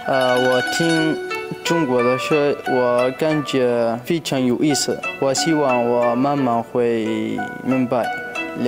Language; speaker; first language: Chinese; non-native, learner; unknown